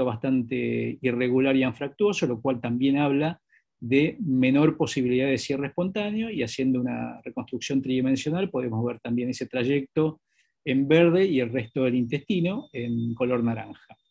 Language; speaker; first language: Spanish; native; Spanish